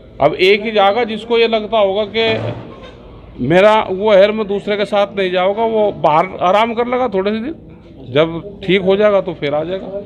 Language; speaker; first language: Hindi; native; Hindi